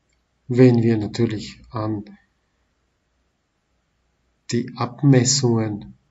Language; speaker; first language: German; non-native, fluent; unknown